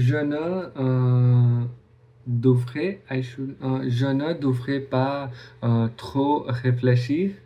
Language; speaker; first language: French; non-native, learner; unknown